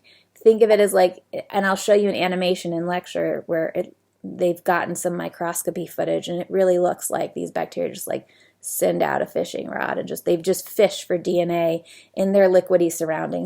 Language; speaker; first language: English; native; English